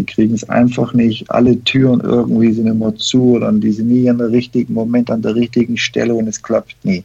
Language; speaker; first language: German; early bilingual, heritage; German